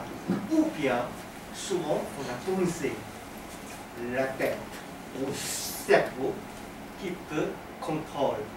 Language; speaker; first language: French; non-native, learner; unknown